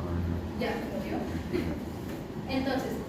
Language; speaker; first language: Spanish; native; Spanish